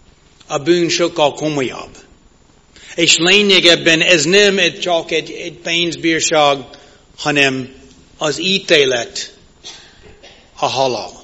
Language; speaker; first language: Hungarian; non-native, fluent; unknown